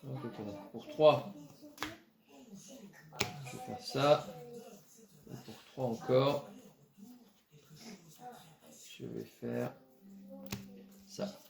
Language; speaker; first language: French; native; French